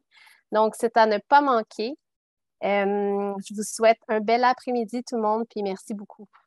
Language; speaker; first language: French; native; French